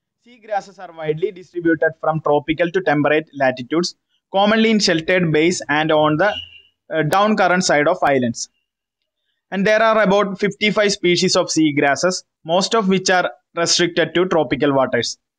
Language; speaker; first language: English; non-native, local second language; Malayalam